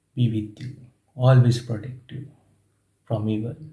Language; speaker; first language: English; non-native, local second language; Sinhala